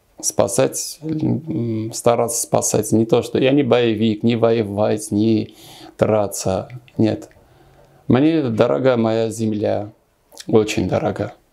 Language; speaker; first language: Russian; non-native, local second language; Armenian